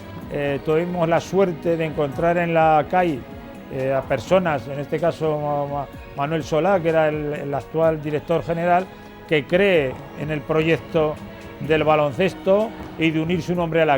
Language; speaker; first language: Spanish; native; Spanish